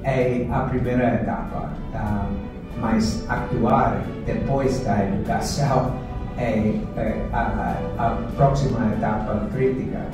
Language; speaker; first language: Portuguese; non-native, fluent; English